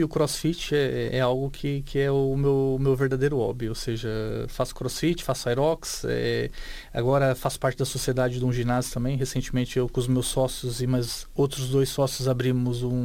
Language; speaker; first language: Portuguese; native; Portuguese